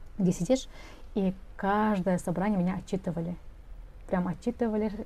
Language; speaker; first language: Russian; non-native, local second language; Kazakh